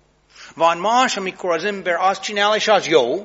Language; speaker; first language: Hungarian; non-native, fluent; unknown